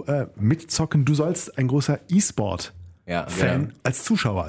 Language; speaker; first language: German; native; German